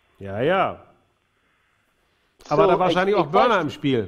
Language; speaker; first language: German; native; German